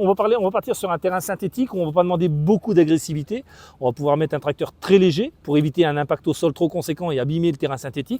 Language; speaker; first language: French; native; French